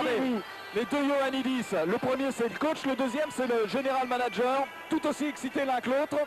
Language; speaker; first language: French; native; French